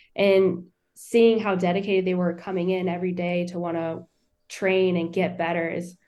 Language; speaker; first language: English; native; English